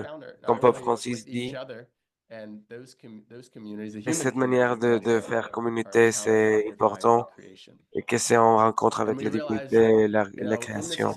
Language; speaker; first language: French; non-native, learner; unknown